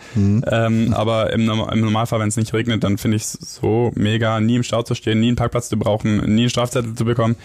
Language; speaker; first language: German; native; German